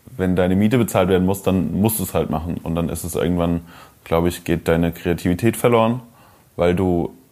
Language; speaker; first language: German; native; German